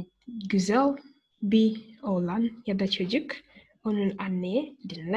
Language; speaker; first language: Turkish; non-native, fluent; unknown